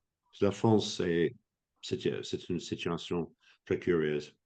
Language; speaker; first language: French; non-native, fluent; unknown